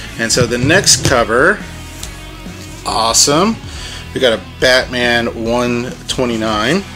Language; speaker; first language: English; native; English